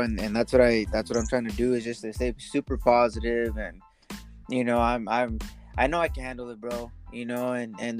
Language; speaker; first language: English; native; English